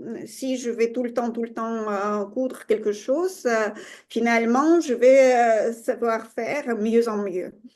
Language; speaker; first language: French; non-native, fluent; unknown